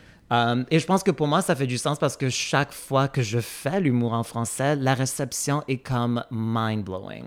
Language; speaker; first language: French; non-native, fluent; English